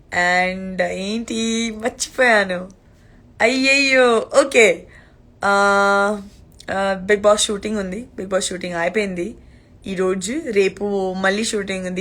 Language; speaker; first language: Telugu; non-native, learner; Gujarati